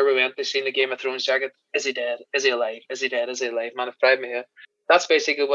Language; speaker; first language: English; native; English